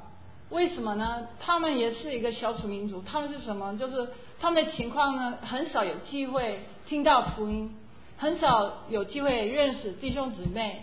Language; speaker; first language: Chinese; non-native, fluent; English